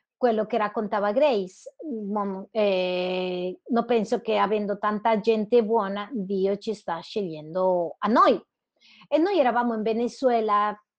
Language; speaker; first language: Italian; non-native, fluent; Spanish